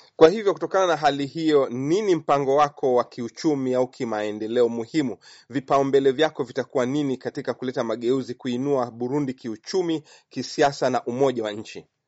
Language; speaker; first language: Swahili; native; Swahili